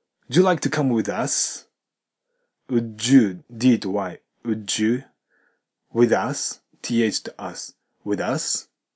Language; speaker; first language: English; non-native, fluent; Japanese